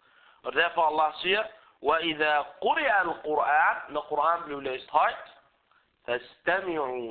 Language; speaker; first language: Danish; early bilingual, other home language; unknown